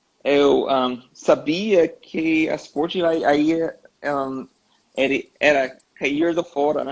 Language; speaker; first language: Portuguese; non-native, learner; English